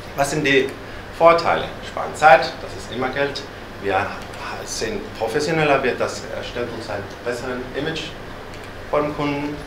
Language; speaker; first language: German; non-native, fluent; Spanish